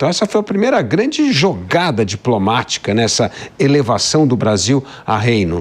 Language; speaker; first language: Portuguese; native; Portuguese